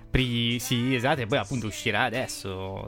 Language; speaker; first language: Italian; native; Italian